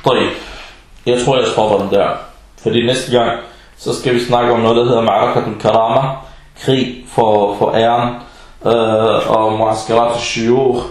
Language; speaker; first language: Danish; early bilingual, other home language; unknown